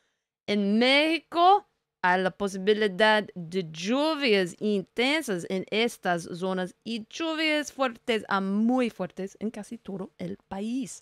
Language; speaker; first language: Spanish; non-native, learner; English